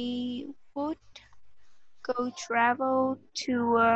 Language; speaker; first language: English; non-native, learner; Vietnamese